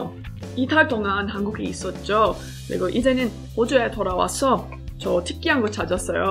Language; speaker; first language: Korean; non-native, fluent; English